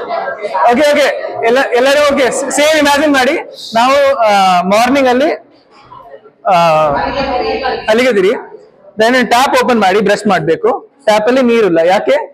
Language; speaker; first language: Kannada; non-native, learner; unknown